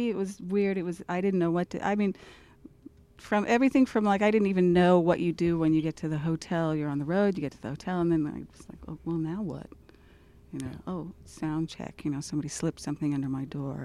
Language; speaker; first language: English; native; English